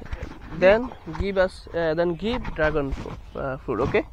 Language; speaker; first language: English; non-native, learner; Bangla